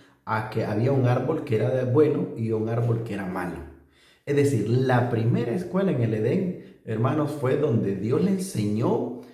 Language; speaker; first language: Spanish; native; Spanish